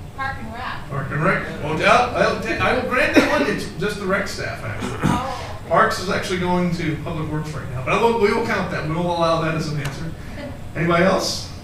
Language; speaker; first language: English; native; English